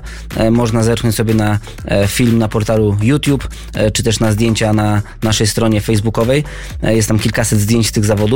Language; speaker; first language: Polish; native; Polish